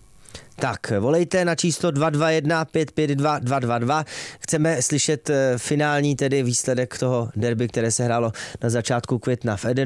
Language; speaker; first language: Czech; native; Czech